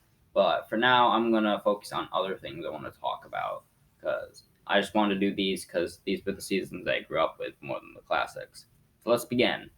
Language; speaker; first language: English; native; English